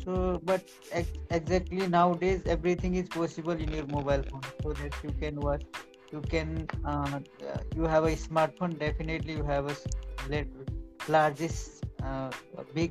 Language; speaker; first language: English; non-native, local second language; Marathi